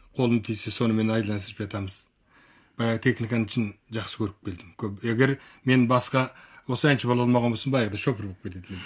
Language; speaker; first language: Kazakh; early bilingual, heritage; Kazakh